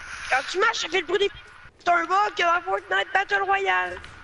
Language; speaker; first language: French; native; French